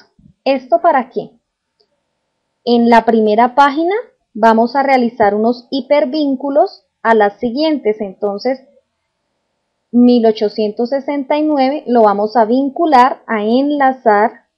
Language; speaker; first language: Spanish; native; Spanish